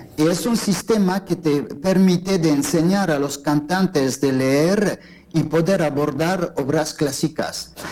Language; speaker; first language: Spanish; non-native, fluent; French